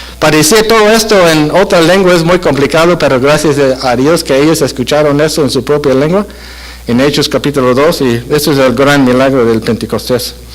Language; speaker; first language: Spanish; non-native, fluent; English